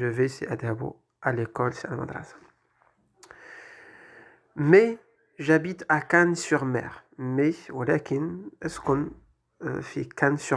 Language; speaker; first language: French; non-native, local second language; Arabic